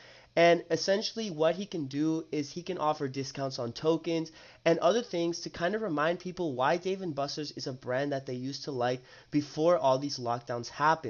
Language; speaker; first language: English; native; English